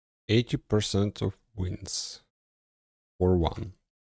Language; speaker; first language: English; non-native, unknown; Ukrainian